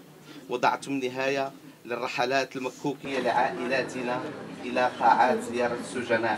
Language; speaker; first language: Arabic; native; Arabic